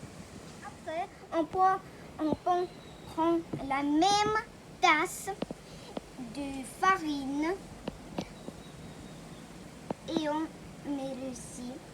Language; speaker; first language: French; non-native, learner; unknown